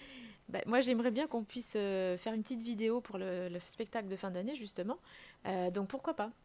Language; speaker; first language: French; native; French